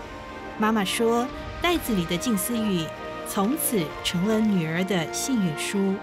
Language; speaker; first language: Chinese; native; Chinese